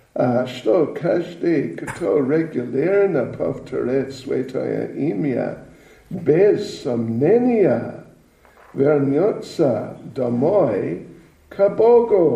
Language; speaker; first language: Russian; non-native, learner; English